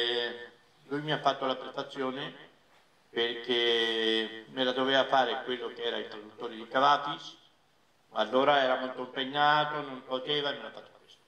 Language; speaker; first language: Italian; non-native, fluent; Catalan